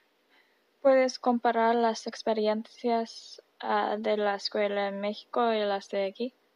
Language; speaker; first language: Spanish; early bilingual, heritage; Spanish